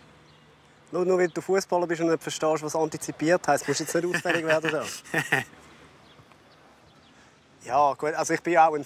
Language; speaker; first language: German; native; German